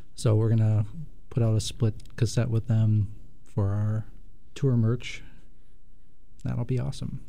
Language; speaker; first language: English; native; English